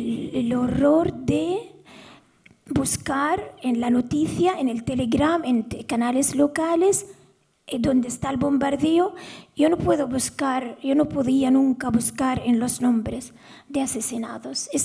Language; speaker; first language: Spanish; non-native, fluent; Arabic